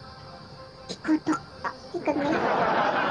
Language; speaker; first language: English; non-native, learner; Vietnamese